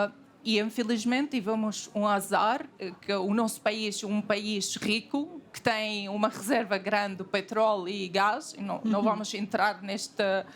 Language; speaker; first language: Portuguese; non-native, fluent; Arabic